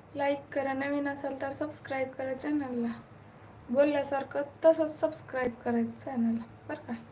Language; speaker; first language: Marathi; native; Marathi